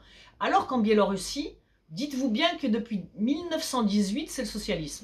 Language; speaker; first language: French; early bilingual, other home language; Polish